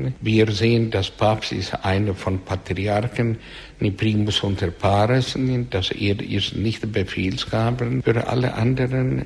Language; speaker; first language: German; non-native, learner; Russian